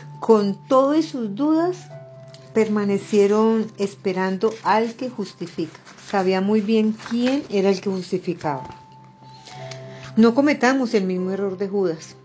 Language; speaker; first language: Spanish; native; Spanish